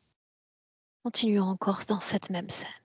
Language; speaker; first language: French; native; French